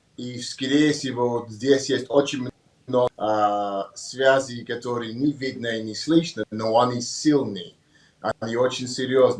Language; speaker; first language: Russian; non-native, learner; English